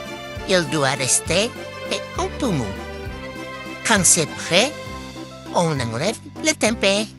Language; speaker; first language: French; non-native, learner; Indonesian